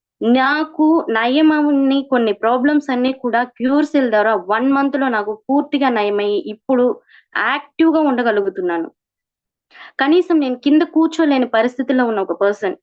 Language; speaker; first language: Telugu; native; Telugu